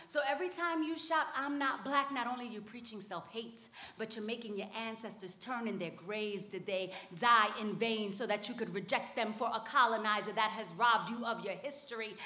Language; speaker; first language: English; early bilingual, other home language; Spanish